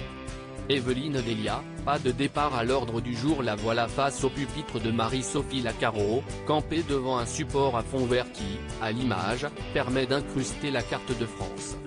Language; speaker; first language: French; native; French